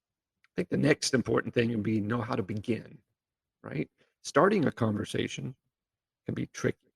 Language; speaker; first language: English; native; English